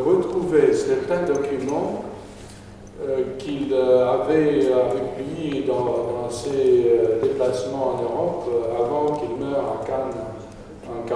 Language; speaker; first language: French; non-native, fluent; Romanian